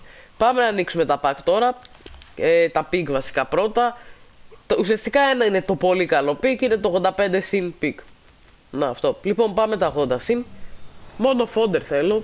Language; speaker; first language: Greek; native; Greek